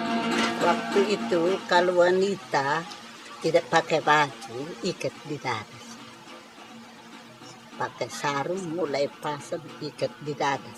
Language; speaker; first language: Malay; non-native, local second language; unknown